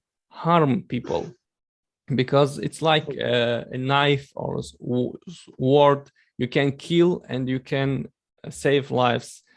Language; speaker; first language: English; non-native, learner; Chechen